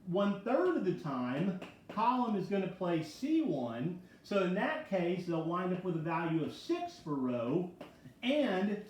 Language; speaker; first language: English; native; English